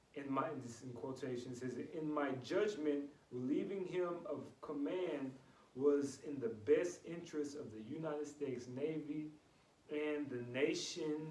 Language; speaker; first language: English; native; English